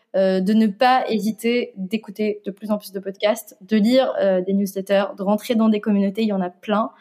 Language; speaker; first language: French; non-native, local second language; Arabic